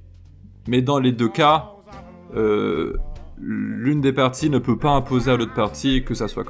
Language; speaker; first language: French; native; French